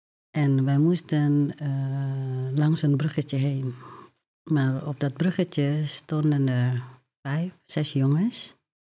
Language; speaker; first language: Dutch; non-native, fluent; Indonesian